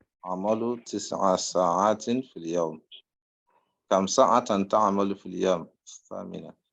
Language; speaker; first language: Arabic; non-native, fluent; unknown